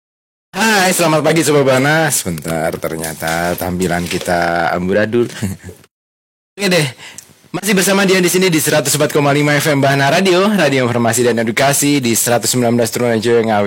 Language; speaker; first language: Indonesian; native; Indonesian